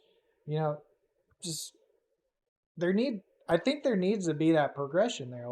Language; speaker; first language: English; native; English